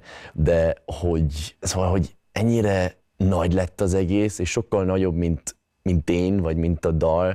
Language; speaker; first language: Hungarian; early bilingual, other home language; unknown